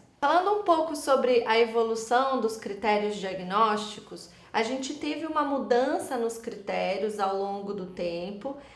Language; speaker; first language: Portuguese; native; Portuguese